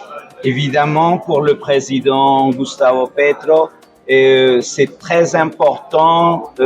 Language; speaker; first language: French; non-native, fluent; Spanish